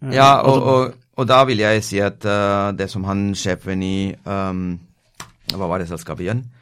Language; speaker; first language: Norwegian; non-native, fluent; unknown